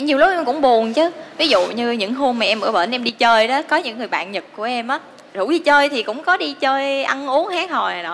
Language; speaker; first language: Vietnamese; native; Vietnamese